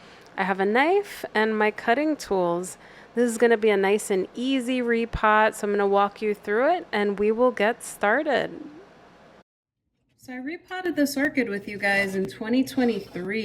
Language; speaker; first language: English; native; English